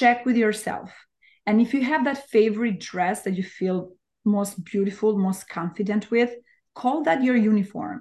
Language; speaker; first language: English; non-native, fluent; Albanian